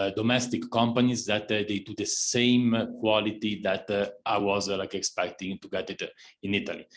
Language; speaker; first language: English; non-native, fluent; Italian